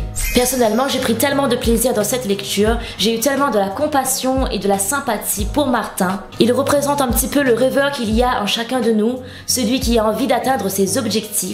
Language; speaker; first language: French; native; French